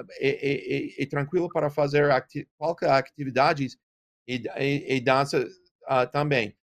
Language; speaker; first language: Portuguese; non-native, learner; English